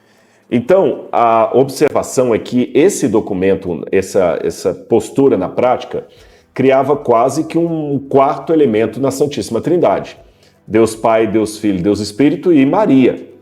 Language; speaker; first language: Portuguese; native; Portuguese